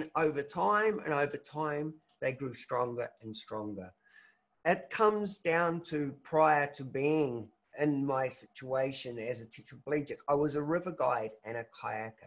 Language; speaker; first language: English; native; English